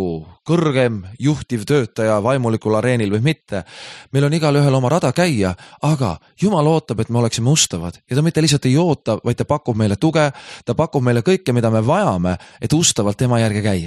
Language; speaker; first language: Estonian; native; Estonian